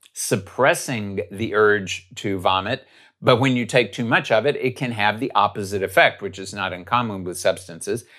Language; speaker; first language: English; native; English